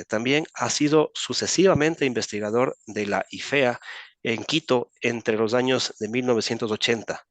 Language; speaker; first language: Spanish; native; Spanish